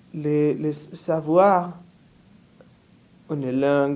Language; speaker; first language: French; non-native, learner; Portuguese